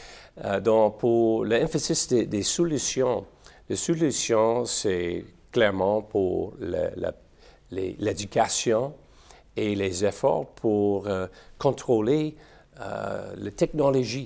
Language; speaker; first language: French; non-native, learner; English